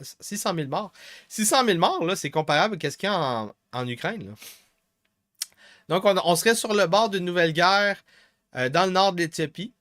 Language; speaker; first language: French; native; French